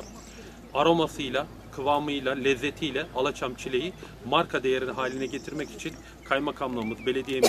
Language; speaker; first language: Turkish; native; Turkish